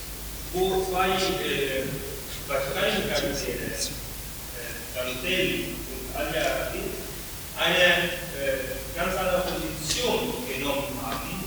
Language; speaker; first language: German; non-native, fluent; Italian